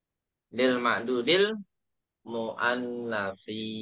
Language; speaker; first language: Arabic; non-native, fluent; Indonesian